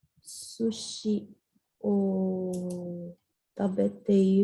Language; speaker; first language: Japanese; non-native, learner; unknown